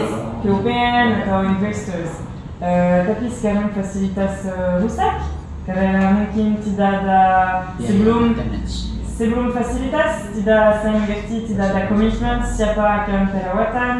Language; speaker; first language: Indonesian; non-native, learner; French